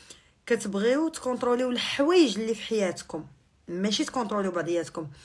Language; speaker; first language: Arabic; native; Arabic